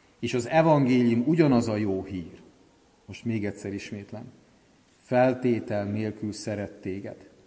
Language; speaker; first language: Hungarian; native; Hungarian